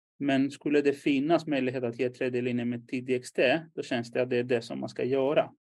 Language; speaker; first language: Swedish; non-native, fluent; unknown